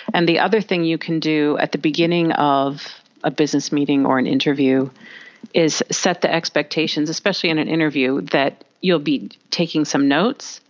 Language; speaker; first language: English; native; English